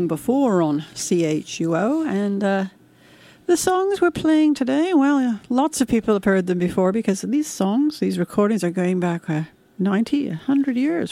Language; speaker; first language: English; native; English